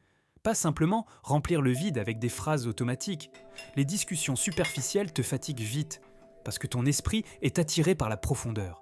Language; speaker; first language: French; native; French